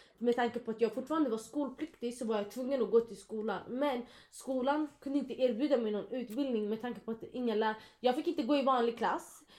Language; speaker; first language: Swedish; early bilingual, other home language; Kurdish